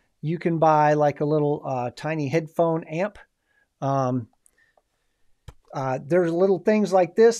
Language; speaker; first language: English; native; English